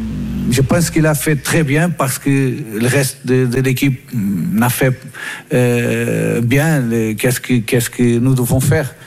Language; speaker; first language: French; non-native, learner; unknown